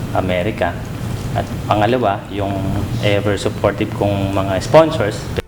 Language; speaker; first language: Filipino; non-native, local second language; Pampanga